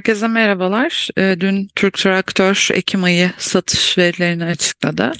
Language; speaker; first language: Turkish; native; Turkish